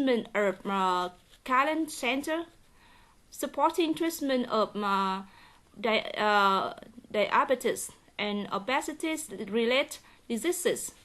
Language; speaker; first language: English; non-native, learner; Vietnamese